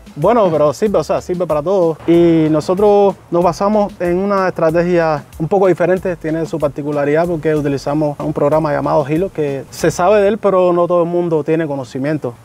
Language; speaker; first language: Spanish; native; Spanish